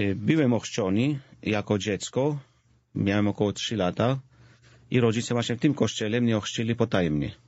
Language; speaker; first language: Polish; non-native, fluent; Georgian